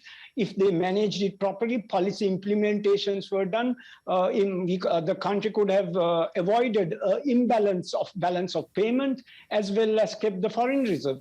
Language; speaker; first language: English; non-native, local second language; Sinhala